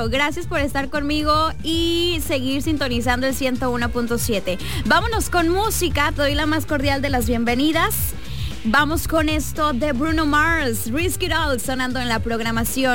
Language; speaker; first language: Spanish; native; Spanish